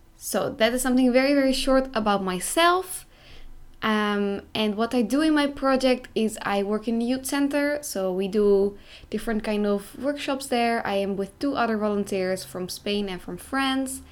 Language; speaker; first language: English; non-native, fluent; Dutch